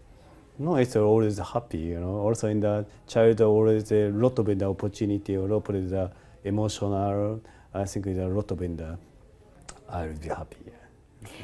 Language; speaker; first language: English; non-native, learner; Japanese